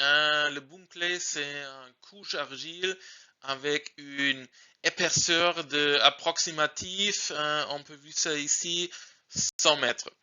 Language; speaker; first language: French; non-native, learner; German